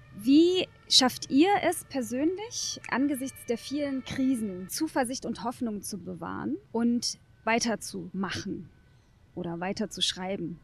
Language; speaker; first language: German; native; German